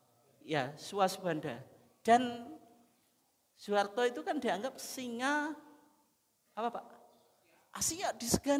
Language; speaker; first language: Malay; non-native, local second language; Javanese